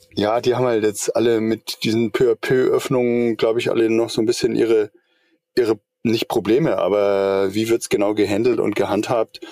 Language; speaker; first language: German; native; German